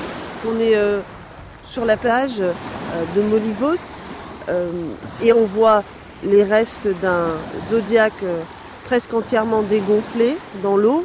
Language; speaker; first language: French; native; French